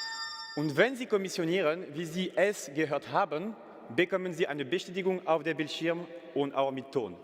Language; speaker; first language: German; non-native, fluent; French